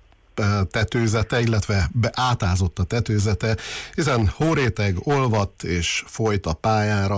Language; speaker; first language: Hungarian; native; Hungarian